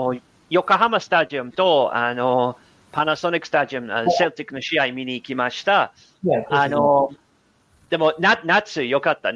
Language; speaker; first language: Japanese; non-native, learner; English